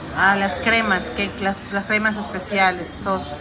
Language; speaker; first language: Spanish; native; Spanish